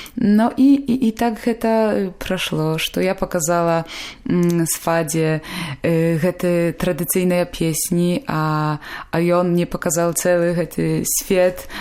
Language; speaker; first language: Polish; non-native, local second language; Belarusian